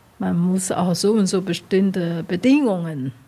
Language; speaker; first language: German; non-native, learner; Chinese